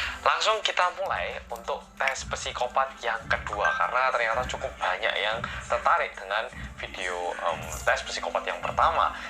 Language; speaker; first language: Indonesian; non-native, fluent; Korean